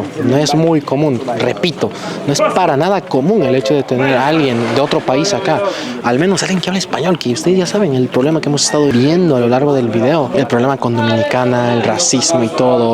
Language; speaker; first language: Spanish; native; Spanish